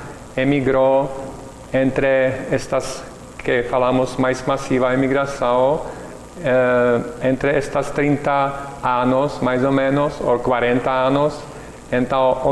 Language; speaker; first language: Portuguese; non-native, learner; Czech